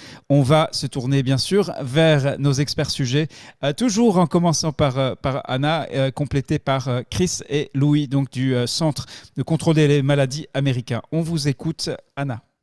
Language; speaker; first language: French; native; French